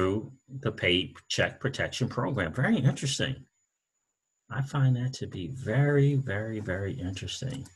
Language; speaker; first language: English; native; English